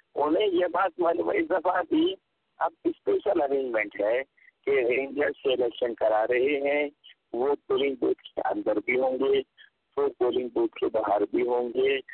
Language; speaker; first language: Urdu; non-native, local second language; Punjabi